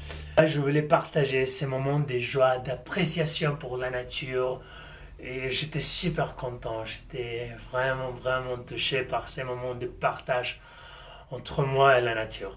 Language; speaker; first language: French; non-native, fluent; Spanish